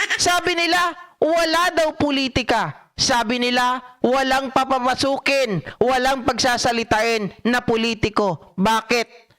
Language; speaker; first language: Filipino; non-native, local second language; Iloko